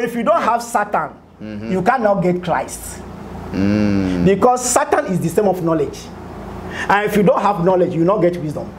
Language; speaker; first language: English; non-native, local second language; Ewe